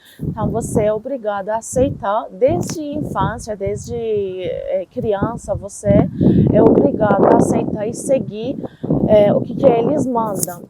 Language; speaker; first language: Portuguese; non-native, fluent; Persian